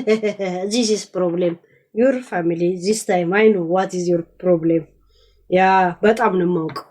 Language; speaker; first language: English; non-native, learner; Amharic